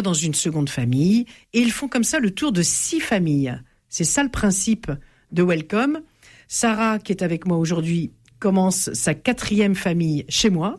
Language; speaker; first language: French; native; French